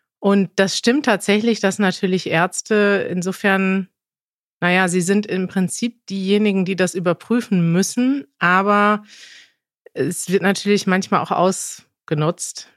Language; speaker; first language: German; native; German